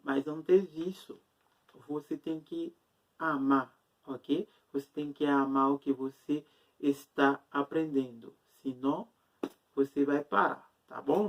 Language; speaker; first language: Portuguese; non-native, fluent; Haitian Creole